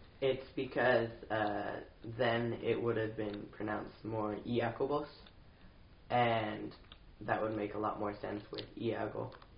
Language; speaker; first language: English; native; English